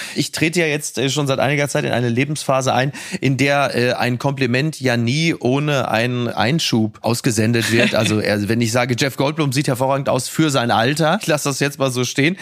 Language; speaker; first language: German; native; German